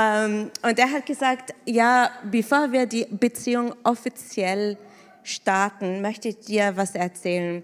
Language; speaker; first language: German; non-native, fluent; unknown